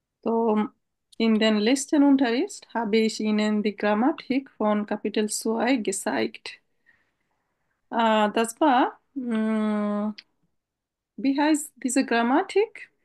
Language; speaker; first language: German; non-native, fluent; Bangla